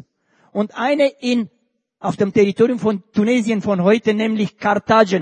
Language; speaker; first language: German; non-native, fluent; Romanian